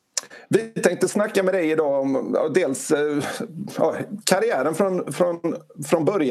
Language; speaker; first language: Swedish; native; Swedish